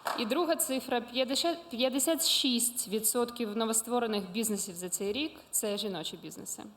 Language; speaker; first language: Ukrainian; non-native, local second language; Russian